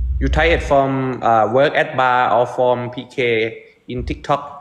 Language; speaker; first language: English; non-native, learner; Thai